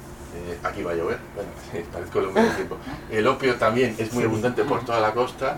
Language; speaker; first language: Spanish; native; Spanish